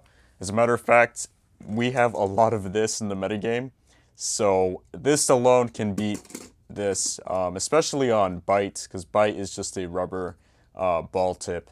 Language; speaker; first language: English; native; English